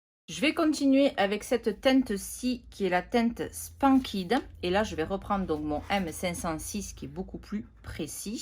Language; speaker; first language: French; native; French